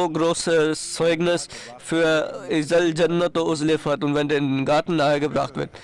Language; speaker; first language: German; non-native, fluent; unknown